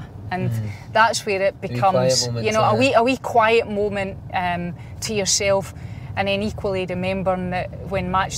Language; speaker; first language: English; native; English